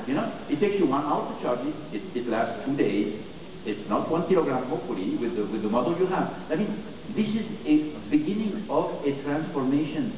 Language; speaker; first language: English; non-native, fluent; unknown